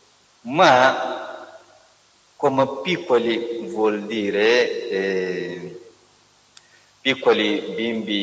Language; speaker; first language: Italian; non-native, learner; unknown